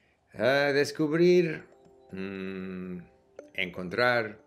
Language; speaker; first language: Spanish; non-native, fluent; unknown